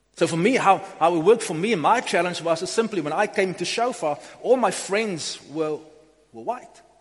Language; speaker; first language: English; non-native, local second language; Afrikaans